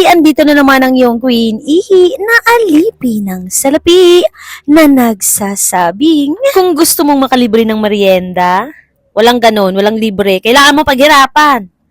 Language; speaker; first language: Filipino; non-native, local second language; Hiligaynon